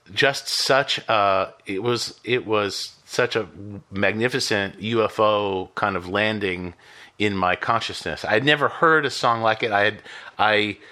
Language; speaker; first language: English; native; English